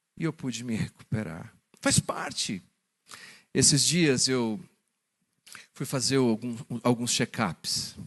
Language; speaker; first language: Portuguese; native; Portuguese